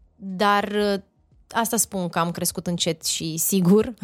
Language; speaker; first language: Romanian; native; Romanian